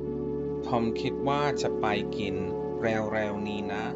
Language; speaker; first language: Thai; non-native, learner; English